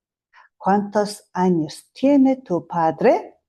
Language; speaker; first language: Spanish; non-native, fluent; Mongolian